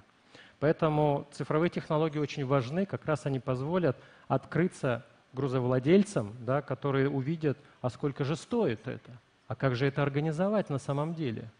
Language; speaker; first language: Russian; native; Russian